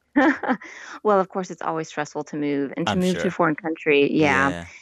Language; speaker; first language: English; native; English